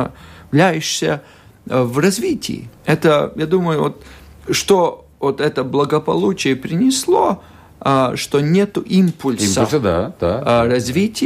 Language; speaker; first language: Russian; non-native, local second language; Latvian